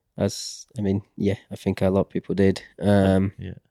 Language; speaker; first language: English; non-native, fluent; Portuguese